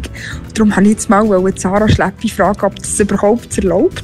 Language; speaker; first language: German; native; German